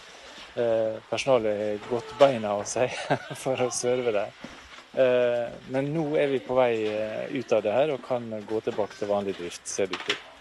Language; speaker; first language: Norwegian; native; Norwegian